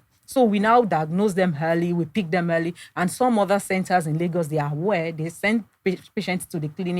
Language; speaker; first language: English; non-native, local second language; Yoruba